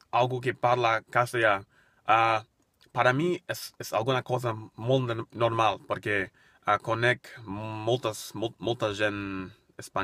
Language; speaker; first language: Catalan; non-native, learner; English